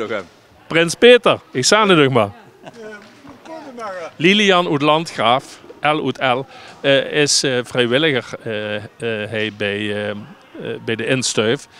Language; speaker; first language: Dutch; native; Dutch